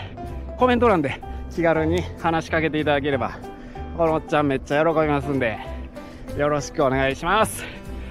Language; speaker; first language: Japanese; native; Japanese